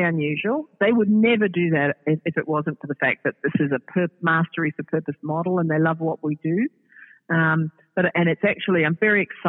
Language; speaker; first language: English; native; English